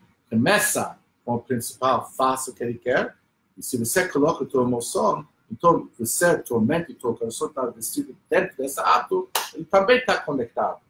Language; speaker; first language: Portuguese; non-native, fluent; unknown